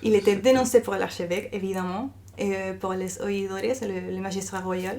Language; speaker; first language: French; non-native, fluent; Spanish